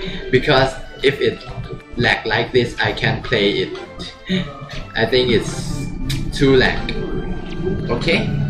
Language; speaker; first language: English; non-native, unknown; Thai